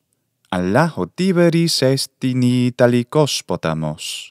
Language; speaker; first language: Greek; non-native, fluent; English